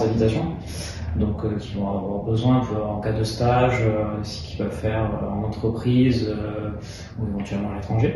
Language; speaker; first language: French; native; French